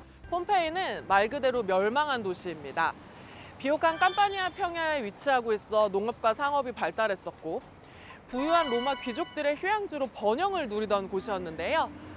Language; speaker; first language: Korean; native; Korean